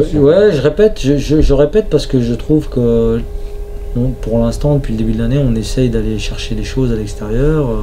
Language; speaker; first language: French; native; French